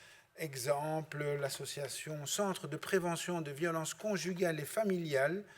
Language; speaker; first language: French; native; French